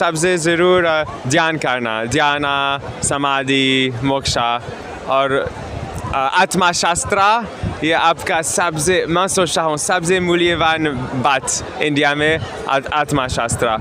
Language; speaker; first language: Hindi; non-native, learner; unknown